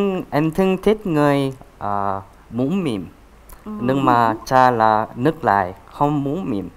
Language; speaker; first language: Vietnamese; non-native, learner; Korean